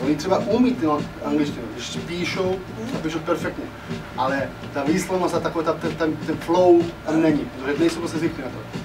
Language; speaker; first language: Czech; non-native, fluent; Serbian